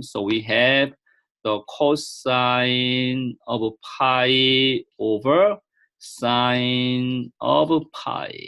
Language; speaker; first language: English; non-native, fluent; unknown